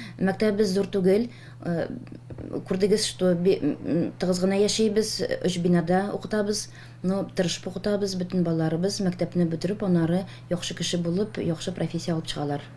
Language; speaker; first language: Tatar; native; Tatar